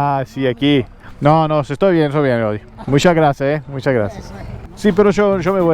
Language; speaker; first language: Spanish; non-native, learner; Portuguese